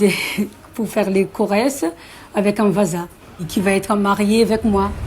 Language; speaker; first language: French; non-native, learner; Malagasy